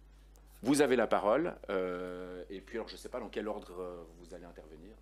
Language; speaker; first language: French; native; French